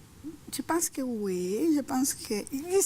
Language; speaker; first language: French; non-native, fluent; Spanish